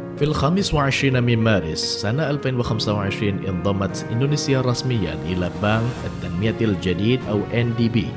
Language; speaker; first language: Arabic; non-native, fluent; Indonesian